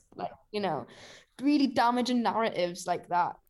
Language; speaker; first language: English; native; English